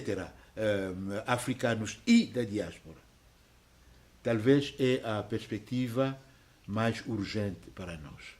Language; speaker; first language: Portuguese; non-native, fluent; French